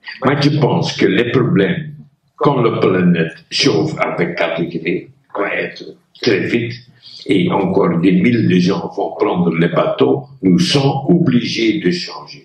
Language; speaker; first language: French; non-native, local second language; Dutch